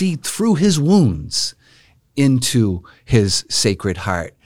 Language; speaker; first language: English; native; English